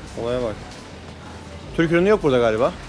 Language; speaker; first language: Turkish; native; Turkish